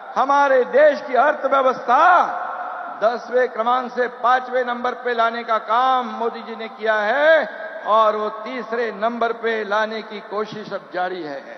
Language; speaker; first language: Hindi; non-native, local second language; Marathi